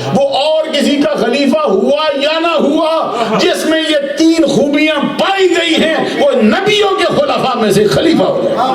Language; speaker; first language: Urdu; non-native, local second language; Punjabi